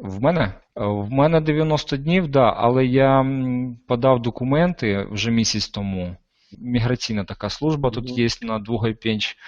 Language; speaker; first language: Ukrainian; non-native, local second language; Russian